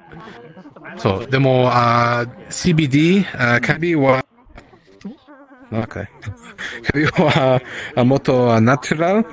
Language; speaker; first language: Japanese; non-native, learner; Spanish